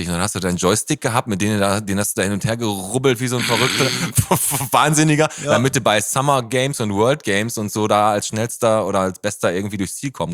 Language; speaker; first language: German; native; German